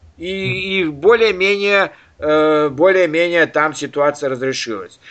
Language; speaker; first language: Russian; native; Russian